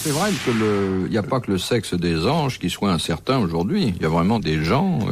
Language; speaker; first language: French; native; French